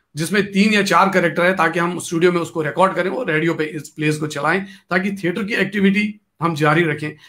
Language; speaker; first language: Hindi; non-native, local second language; Kashmiri